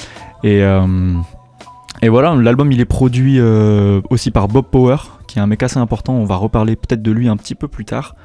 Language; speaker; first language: French; native; French